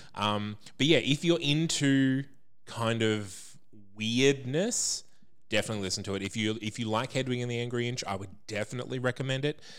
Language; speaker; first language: English; native; English